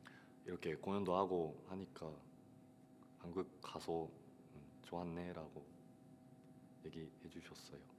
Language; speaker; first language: Korean; non-native, fluent; Japanese